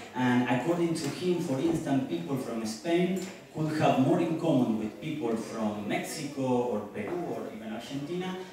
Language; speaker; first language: English; non-native, learner; Spanish